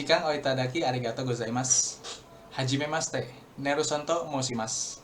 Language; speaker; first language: Japanese; non-native, learner; Indonesian